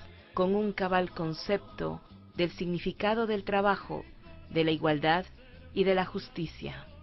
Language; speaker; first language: Spanish; native; Spanish